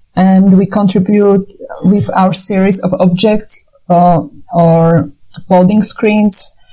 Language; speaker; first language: English; non-native, fluent; Slovak